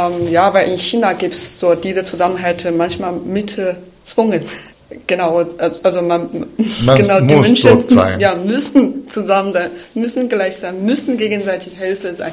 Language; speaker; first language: German; non-native, fluent; Chinese